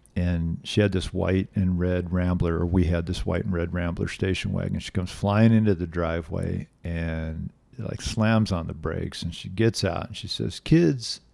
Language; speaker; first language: English; native; English